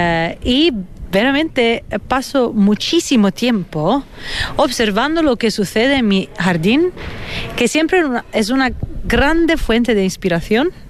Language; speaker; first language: Spanish; non-native, fluent; Italian